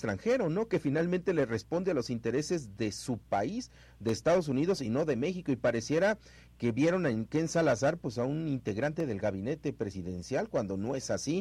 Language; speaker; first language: Spanish; native; Spanish